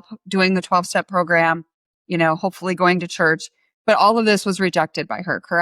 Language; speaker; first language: English; native; English